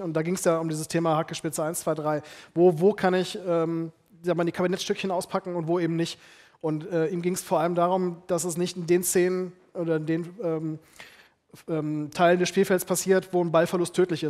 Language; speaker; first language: German; native; German